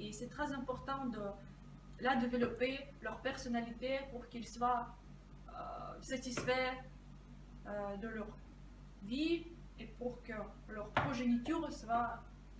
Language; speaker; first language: French; non-native, fluent; Russian